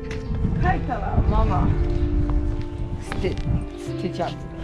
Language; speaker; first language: Japanese; early bilingual, heritage; Chinese